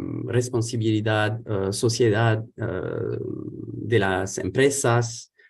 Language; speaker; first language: Spanish; non-native, fluent; French